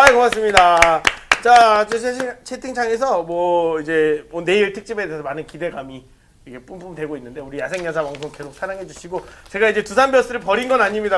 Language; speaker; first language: Korean; native; Korean